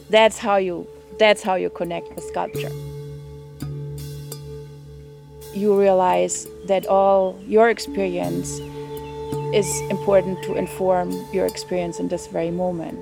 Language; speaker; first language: English; non-native, fluent; German